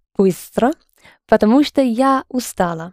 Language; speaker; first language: Russian; non-native, learner; English